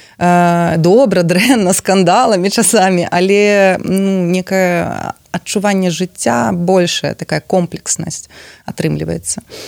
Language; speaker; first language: Belarusian; non-native, local second language; Russian